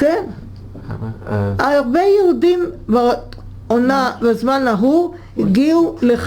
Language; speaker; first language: Hebrew; early bilingual, other home language; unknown